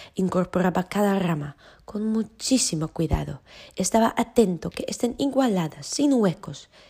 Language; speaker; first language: Spanish; non-native, fluent; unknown